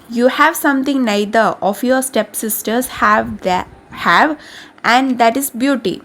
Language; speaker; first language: English; non-native, local second language; Malayalam